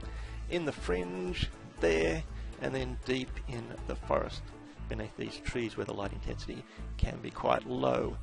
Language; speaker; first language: English; native; English